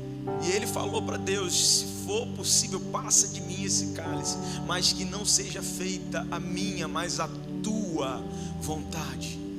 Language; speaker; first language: Portuguese; native; Portuguese